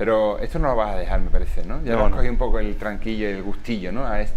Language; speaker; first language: Spanish; native; Spanish